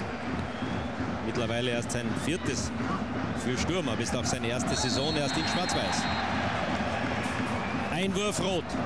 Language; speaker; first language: German; native; German